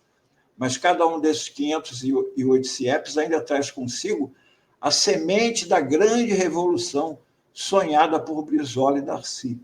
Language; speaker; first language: Portuguese; native; Portuguese